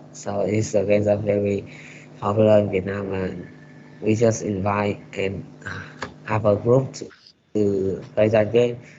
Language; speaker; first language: English; non-native, learner; Vietnamese